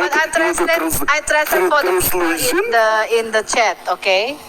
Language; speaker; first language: English; non-native, fluent; Indonesian